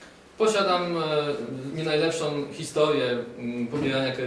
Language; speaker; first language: Polish; native; Polish